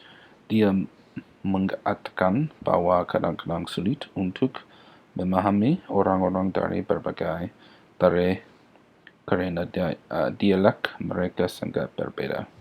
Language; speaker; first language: Indonesian; non-native, learner; English